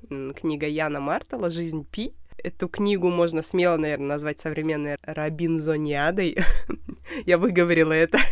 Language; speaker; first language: Russian; non-native, local second language; Kazakh